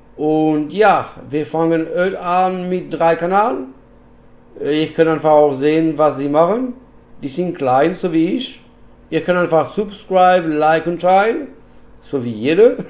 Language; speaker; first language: German; non-native, learner; French